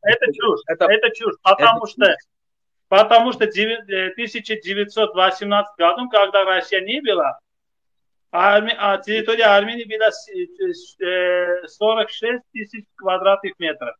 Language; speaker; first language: Russian; non-native, fluent; Armenian